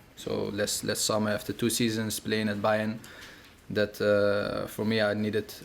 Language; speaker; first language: English; non-native, fluent; Dutch